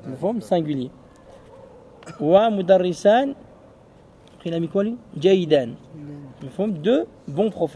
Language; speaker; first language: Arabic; non-native, fluent; French